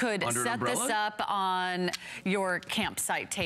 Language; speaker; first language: English; native; English